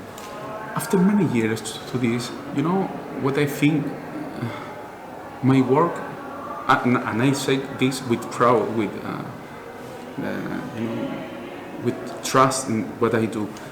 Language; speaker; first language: English; non-native, learner; Spanish